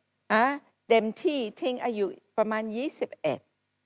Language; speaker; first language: Thai; non-native, fluent; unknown